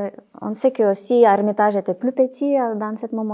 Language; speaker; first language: French; non-native, fluent; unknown